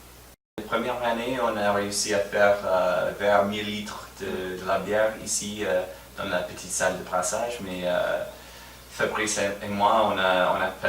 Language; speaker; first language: French; non-native, fluent; English